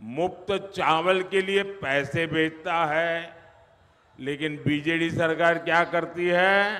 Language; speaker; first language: Hindi; non-native, local second language; Gujarati